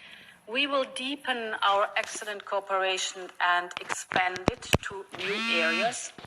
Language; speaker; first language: English; non-native, fluent; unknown